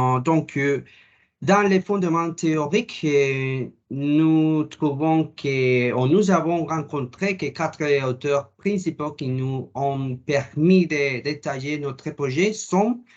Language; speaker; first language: French; non-native, learner; Spanish